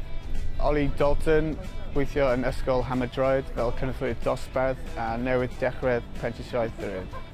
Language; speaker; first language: Welsh; non-native, local second language; English